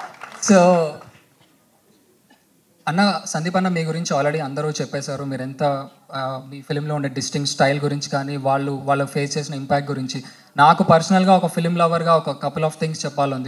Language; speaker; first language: Telugu; native; Telugu